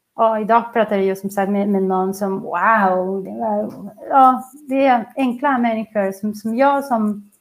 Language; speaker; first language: Swedish; non-native, fluent; Spanish